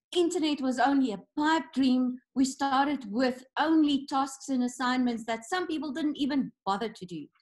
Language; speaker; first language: English; non-native, local second language; Afrikaans